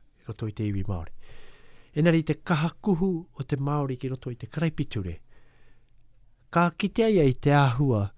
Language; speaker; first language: Māori; native; Māori